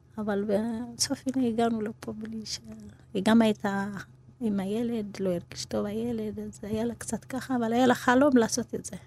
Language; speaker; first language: Hebrew; non-native, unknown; Amharic